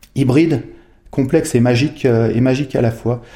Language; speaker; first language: French; native; French